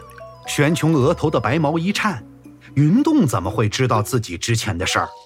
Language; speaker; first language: Chinese; native; Chinese